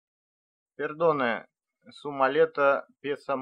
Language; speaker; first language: Spanish; non-native, learner; Russian